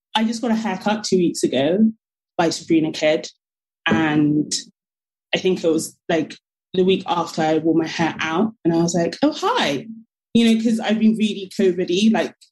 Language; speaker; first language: English; native; English